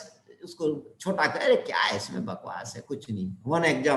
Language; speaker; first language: Hindi; native; Hindi